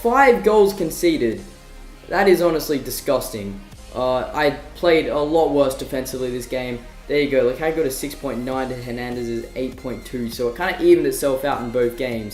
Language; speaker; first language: English; native; English